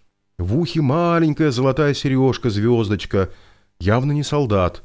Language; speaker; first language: Russian; native; Russian